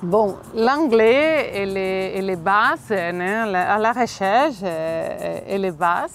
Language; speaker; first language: French; non-native, fluent; Catalan